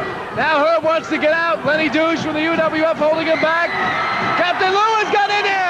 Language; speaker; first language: English; native; English